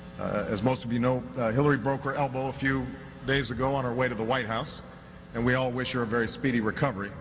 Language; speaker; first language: English; native; English